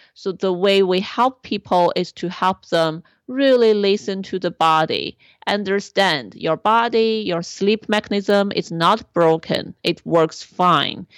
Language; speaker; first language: English; non-native, fluent; Chinese